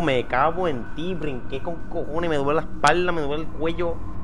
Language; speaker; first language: Spanish; native; Spanish